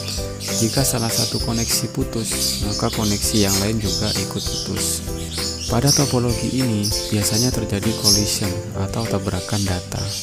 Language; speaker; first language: Indonesian; native; Indonesian